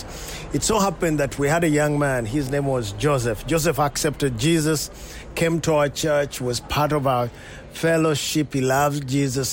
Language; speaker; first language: English; non-native, local second language; Ganda